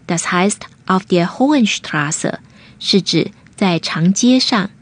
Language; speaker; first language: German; non-native, fluent; Chinese